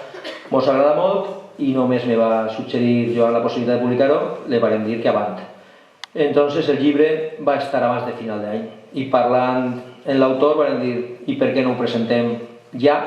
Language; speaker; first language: Catalan; native; Catalan